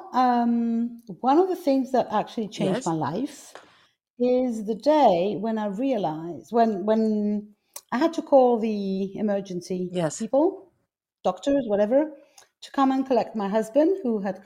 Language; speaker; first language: English; non-native, fluent; Greek